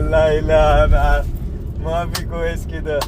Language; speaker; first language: Arabic; non-native, learner; Hindi